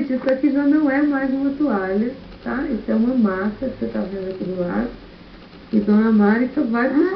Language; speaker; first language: Portuguese; native; Portuguese